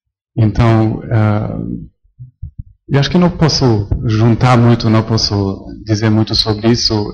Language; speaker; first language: Portuguese; non-native, fluent; German